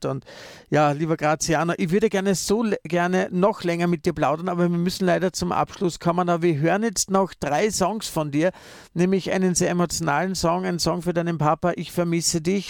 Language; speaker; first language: German; native; German